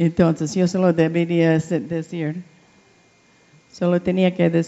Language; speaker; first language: Spanish; non-native, learner; English